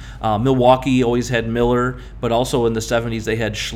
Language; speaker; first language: English; native; English